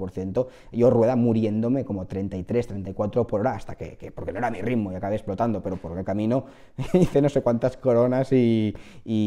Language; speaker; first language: Spanish; native; Spanish